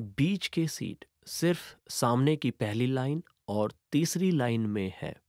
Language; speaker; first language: Hindi; native; Hindi